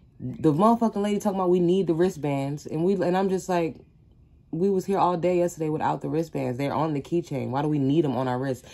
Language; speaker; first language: English; native; English